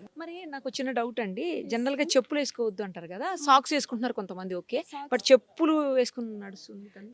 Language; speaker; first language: Telugu; native; Telugu